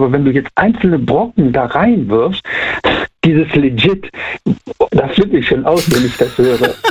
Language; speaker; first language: German; native; German